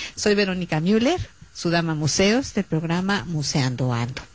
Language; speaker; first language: Spanish; native; Spanish